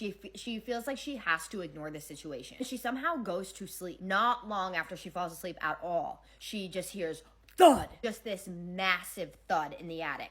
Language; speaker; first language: English; native; English